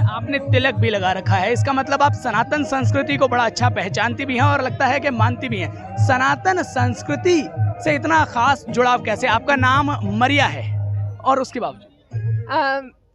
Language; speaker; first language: Hindi; native; Hindi